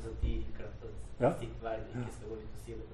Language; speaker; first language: Norwegian; native; Norwegian